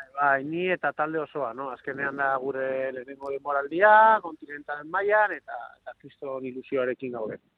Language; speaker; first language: Basque; non-native, local second language; Spanish